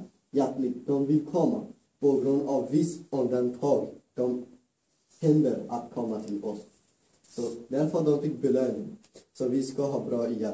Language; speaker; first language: Swedish; non-native, fluent; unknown